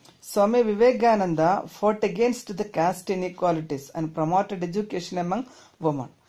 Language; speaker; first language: English; non-native, local second language; Malayalam